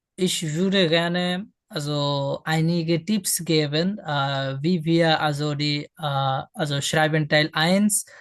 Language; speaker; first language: German; non-native, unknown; Bangla